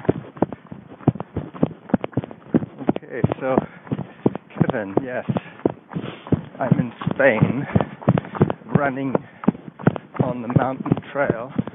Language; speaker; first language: English; native; English